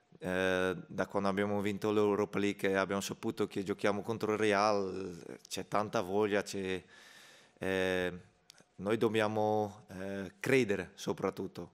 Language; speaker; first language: Italian; non-native, fluent; Dutch